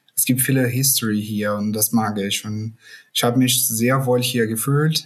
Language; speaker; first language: German; non-native, fluent; Portuguese